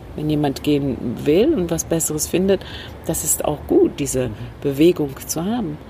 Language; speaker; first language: German; non-native, fluent; English